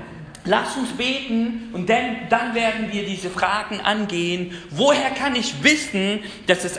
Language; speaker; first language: German; non-native, fluent; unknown